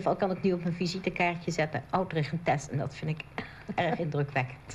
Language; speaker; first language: Dutch; native; Dutch